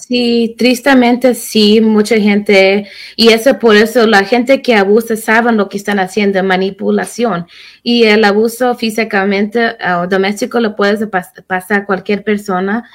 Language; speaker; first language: Spanish; early bilingual, heritage; Spanish